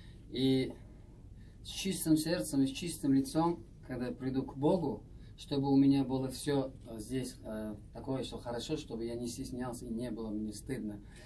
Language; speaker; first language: Russian; non-native, local second language; Uzbek